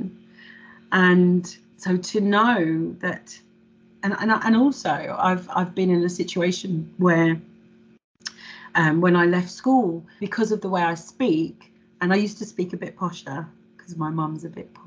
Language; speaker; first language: English; native; English